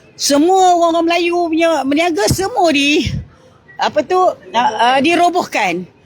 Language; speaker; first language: Malay; native; Malay